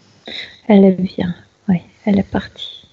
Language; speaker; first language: French; non-native, fluent; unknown